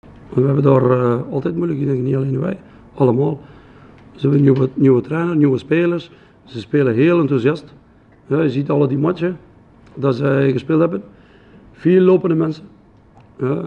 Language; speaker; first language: Dutch; non-native, learner; Albanian